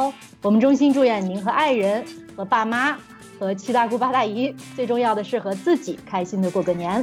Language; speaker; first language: Chinese; native; Chinese